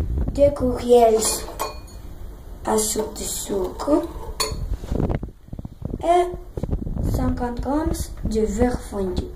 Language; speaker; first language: French; non-native, learner; Spanish